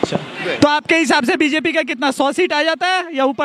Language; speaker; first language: Hindi; native; Hindi